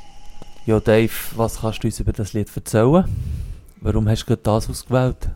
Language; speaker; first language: German; native; German